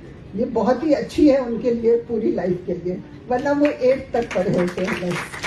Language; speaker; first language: Hindi; native; Hindi